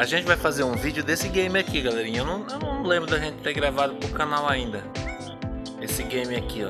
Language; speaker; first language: Portuguese; native; Portuguese